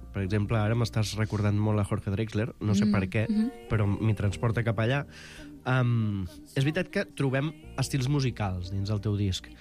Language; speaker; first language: Catalan; native; Catalan